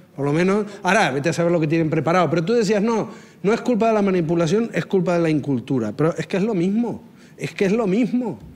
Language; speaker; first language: Spanish; non-native, local second language; Catalan